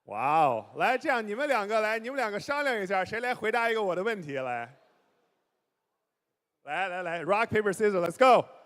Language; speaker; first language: Chinese; native; Chinese